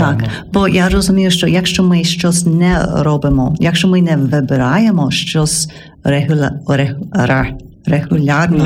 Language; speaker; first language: Ukrainian; non-native, learner; English